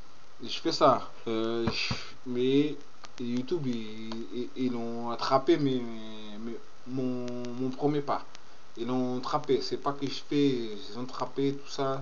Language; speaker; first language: French; non-native, learner; Portuguese